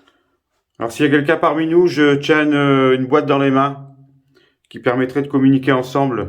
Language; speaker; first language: French; native; French